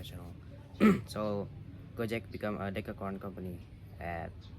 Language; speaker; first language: English; non-native, fluent; Indonesian